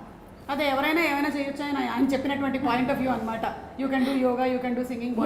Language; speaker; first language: Telugu; native; Telugu